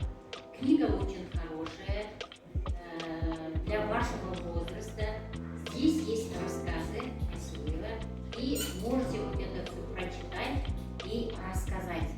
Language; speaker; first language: Russian; non-native, local second language; Kazakh